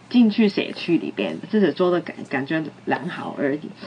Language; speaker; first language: Chinese; non-native, local second language; Cantonese